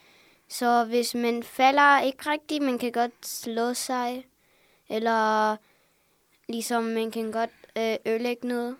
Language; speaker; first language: Danish; early bilingual, other home language; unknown